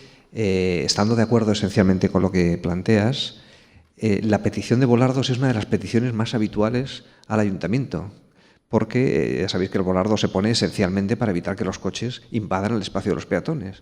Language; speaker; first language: Spanish; native; Spanish